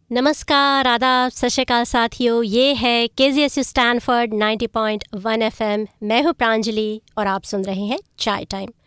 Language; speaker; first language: Hindi; native; Hindi